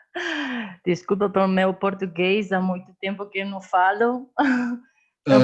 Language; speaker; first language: Portuguese; non-native, learner; Spanish